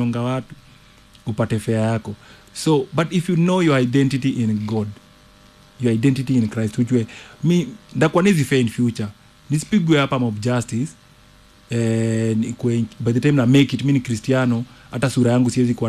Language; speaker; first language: Swahili; native; Swahili